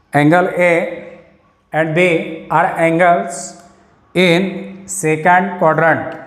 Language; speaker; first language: Hindi; non-native, local second language; Marathi